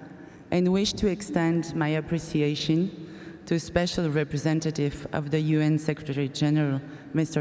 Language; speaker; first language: English; non-native, fluent; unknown